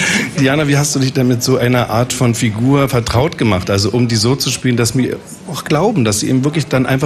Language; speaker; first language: German; native; German